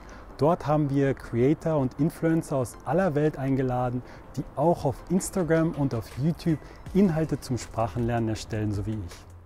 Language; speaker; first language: German; native; German